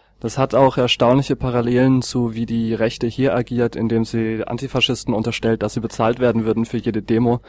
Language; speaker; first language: German; native; German